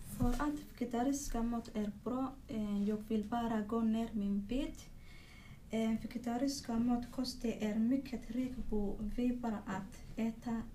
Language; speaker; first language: Swedish; non-native, learner; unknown